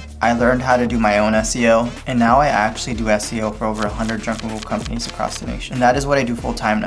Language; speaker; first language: English; native; English